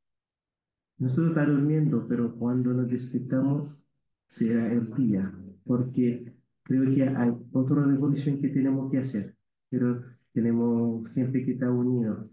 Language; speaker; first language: Spanish; non-native, learner; Haitian Creole